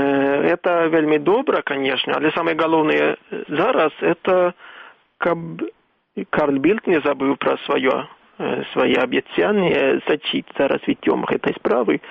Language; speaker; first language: Belarusian; non-native, fluent; Swedish